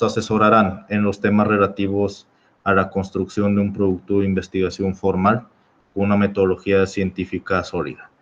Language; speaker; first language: Spanish; native; Spanish